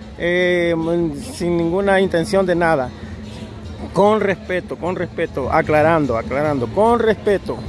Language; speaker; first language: Spanish; native; Spanish